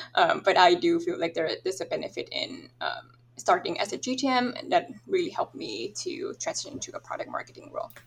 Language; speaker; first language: English; non-native, fluent; Thai